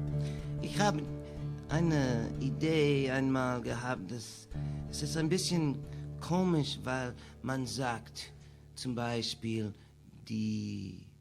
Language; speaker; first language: German; non-native, learner; English